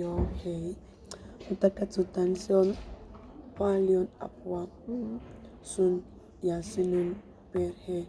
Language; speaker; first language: Finnish; non-native, learner; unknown